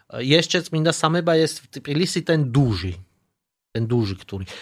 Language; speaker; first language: Polish; non-native, learner; Georgian